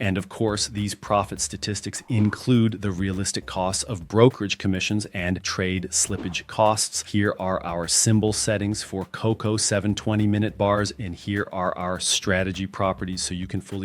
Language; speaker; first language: English; native; English